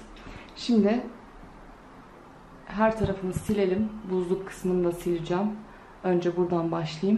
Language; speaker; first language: Turkish; native; Turkish